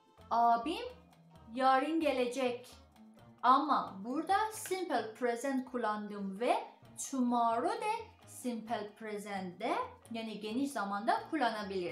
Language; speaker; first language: Turkish; non-native, learner; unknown